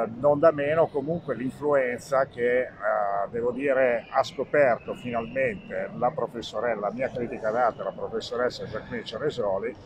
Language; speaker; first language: Italian; native; Italian